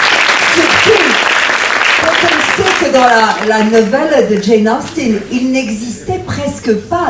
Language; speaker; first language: French; native; French